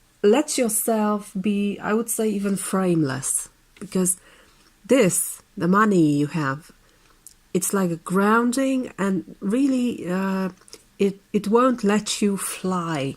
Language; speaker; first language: English; non-native, fluent; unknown